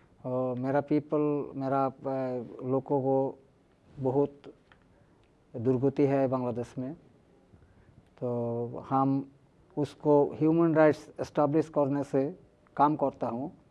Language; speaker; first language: Hindi; non-native, learner; Bangla